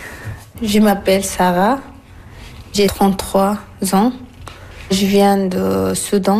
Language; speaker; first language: French; non-native, learner; Arabic